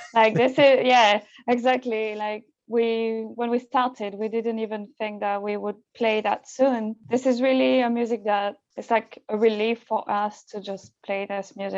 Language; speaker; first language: English; non-native, fluent; French